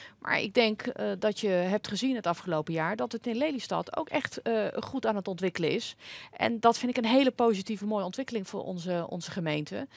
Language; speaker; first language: Dutch; native; Dutch